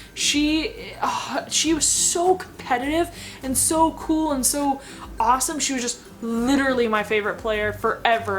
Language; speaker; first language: English; native; English